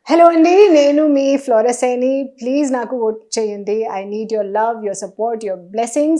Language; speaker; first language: Telugu; non-native, fluent; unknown